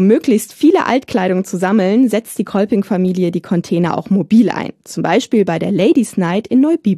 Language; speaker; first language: German; native; German